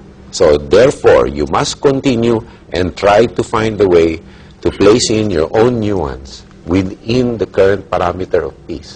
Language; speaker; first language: English; non-native, local second language; Filipino